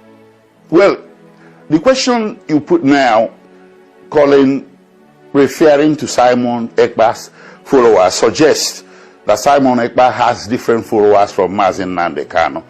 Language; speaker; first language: English; non-native, local second language; Igbo